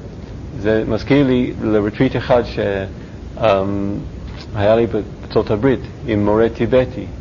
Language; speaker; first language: Hebrew; non-native, learner; English